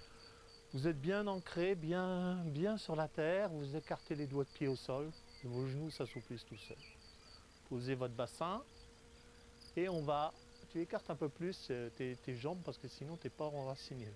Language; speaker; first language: French; native; French